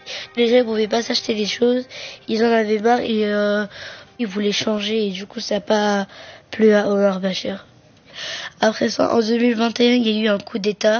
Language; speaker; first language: French; early bilingual, other home language; Arabic